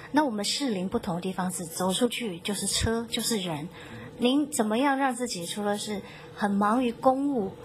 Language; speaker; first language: Chinese; native; Chinese